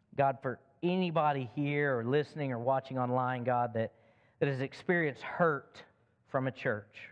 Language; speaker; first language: English; native; English